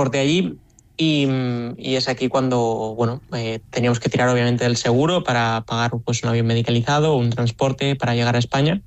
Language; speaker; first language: Spanish; native; Spanish